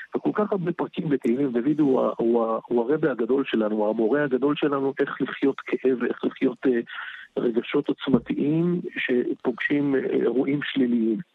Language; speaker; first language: Hebrew; native; Hebrew